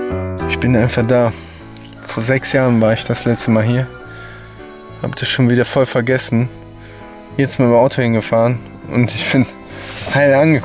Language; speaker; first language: German; native; German